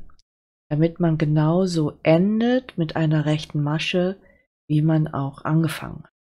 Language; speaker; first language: German; native; German